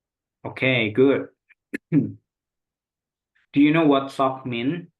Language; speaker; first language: English; non-native, local second language; Indonesian